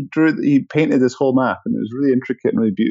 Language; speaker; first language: English; native; English